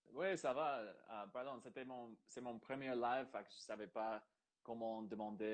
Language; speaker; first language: French; non-native, fluent; English